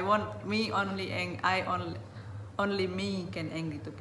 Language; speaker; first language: English; non-native, learner; Indonesian